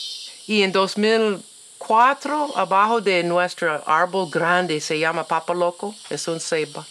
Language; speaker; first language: Spanish; non-native, learner; English